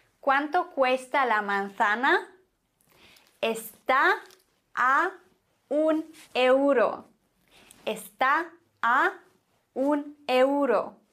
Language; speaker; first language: Spanish; non-native, fluent; German